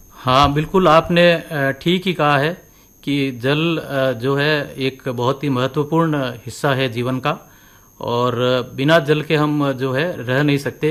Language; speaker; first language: Hindi; native; Hindi